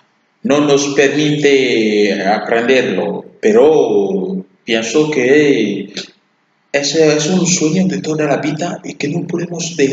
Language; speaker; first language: Spanish; non-native, learner; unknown